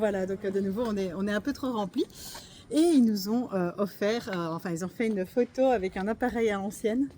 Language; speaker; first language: French; native; French